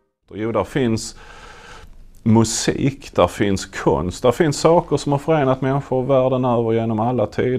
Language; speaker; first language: Swedish; native; Swedish